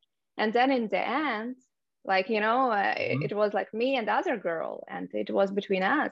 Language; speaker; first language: English; non-native, fluent; Russian